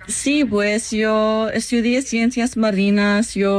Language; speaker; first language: Spanish; non-native, learner; English